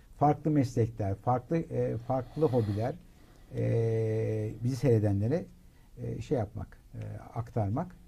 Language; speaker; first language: Turkish; early bilingual, heritage; Turkish